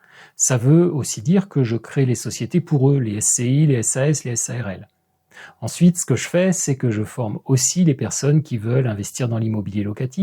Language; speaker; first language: French; native; French